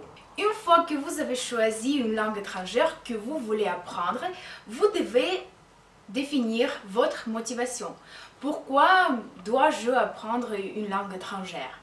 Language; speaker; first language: French; non-native, fluent; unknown